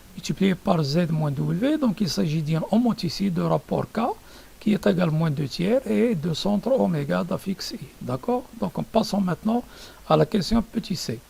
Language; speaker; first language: French; non-native, local second language; Arabic